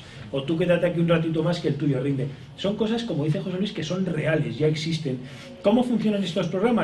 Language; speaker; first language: Spanish; native; Spanish